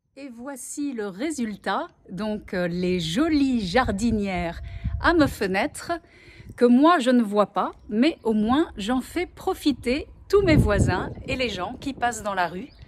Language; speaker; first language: French; native; French